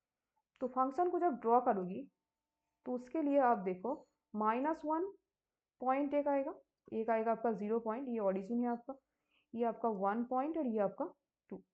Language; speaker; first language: Hindi; native; Hindi